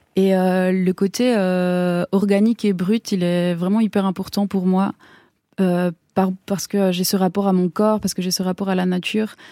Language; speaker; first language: French; native; French